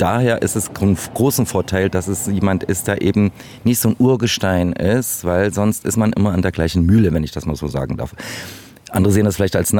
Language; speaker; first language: German; native; German